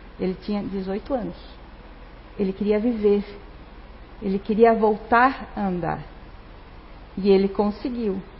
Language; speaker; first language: Portuguese; non-native, fluent; Spanish